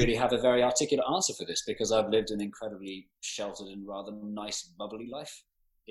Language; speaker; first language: English; native; English